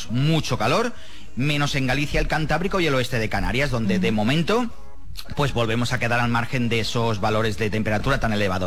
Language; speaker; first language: Spanish; native; Spanish